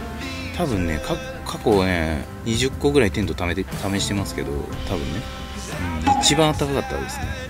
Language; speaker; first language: Japanese; native; Japanese